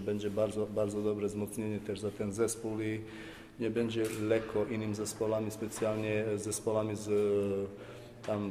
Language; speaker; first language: Polish; non-native, fluent; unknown